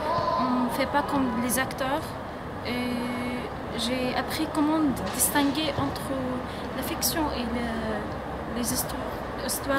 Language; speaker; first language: French; non-native, learner; Arabic